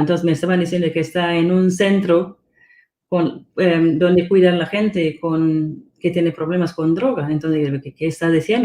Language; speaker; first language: Spanish; non-native, fluent; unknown